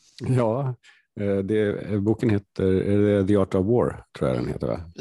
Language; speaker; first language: Swedish; native; Swedish